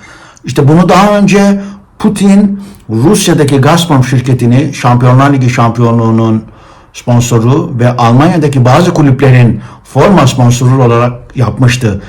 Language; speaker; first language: Turkish; native; Turkish